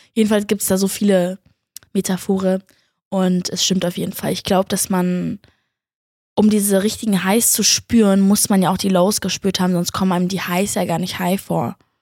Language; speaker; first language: German; native; German